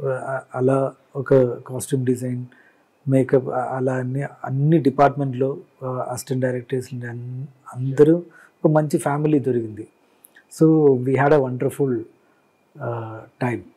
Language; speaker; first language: Telugu; non-native, learner; Malayalam